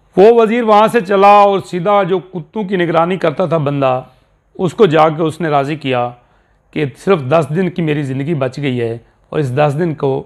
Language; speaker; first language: Urdu; non-native, local second language; Saraiki